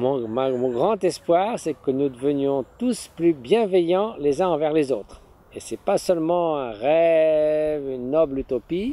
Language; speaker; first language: French; native; French